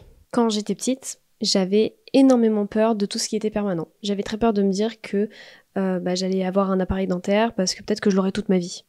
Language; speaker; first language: French; native; French